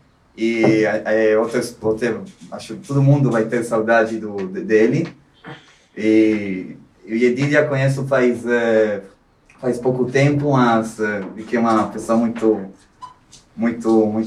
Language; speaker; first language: Portuguese; non-native, local second language; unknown